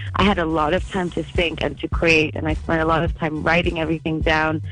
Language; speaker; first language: English; native; English